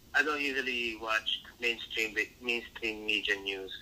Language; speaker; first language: English; non-native, local second language; Filipino